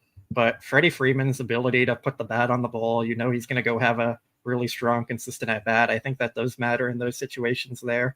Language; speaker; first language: English; native; English